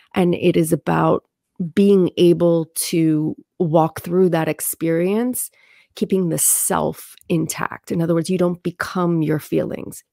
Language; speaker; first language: English; native; English